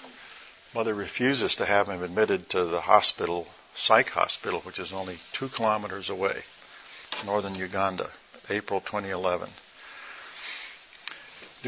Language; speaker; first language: English; native; English